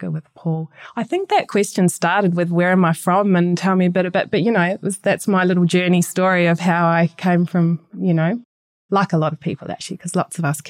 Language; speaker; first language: English; native; English